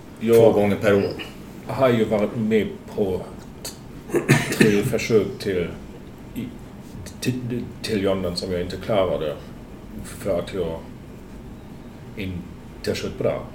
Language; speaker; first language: Swedish; non-native, fluent; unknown